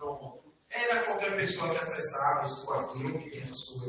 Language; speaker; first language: Portuguese; native; Portuguese